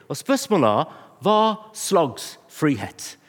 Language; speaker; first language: Norwegian; non-native, fluent; English